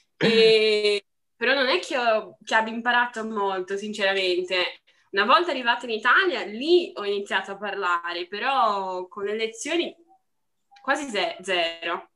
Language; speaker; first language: Italian; non-native, fluent; Portuguese